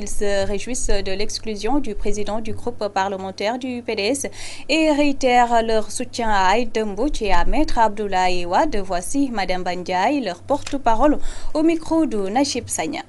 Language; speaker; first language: French; non-native, local second language; Wolof